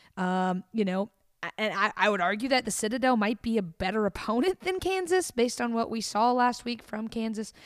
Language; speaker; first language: English; native; English